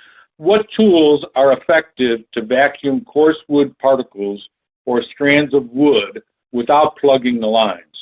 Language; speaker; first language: English; native; English